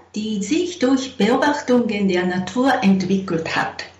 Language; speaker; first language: German; non-native, fluent; Japanese